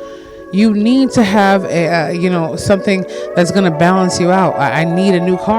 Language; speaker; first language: English; native; English